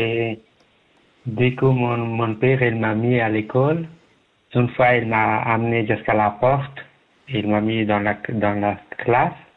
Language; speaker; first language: French; non-native, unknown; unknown